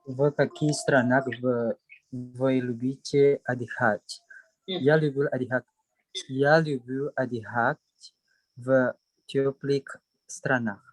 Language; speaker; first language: Russian; non-native, learner; Indonesian